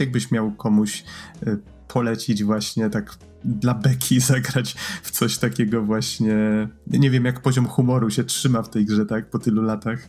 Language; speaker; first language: Polish; native; Polish